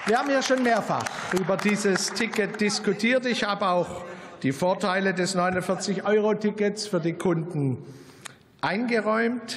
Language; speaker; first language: German; native; German